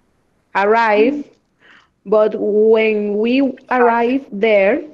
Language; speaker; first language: English; non-native, learner; Spanish